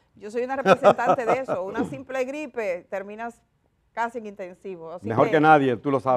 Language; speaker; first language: Spanish; native; Spanish